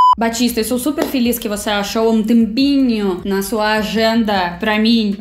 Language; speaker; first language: Portuguese; non-native, learner; Russian